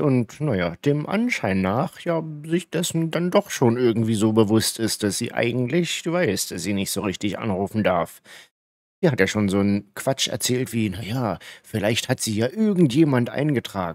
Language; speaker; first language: German; native; German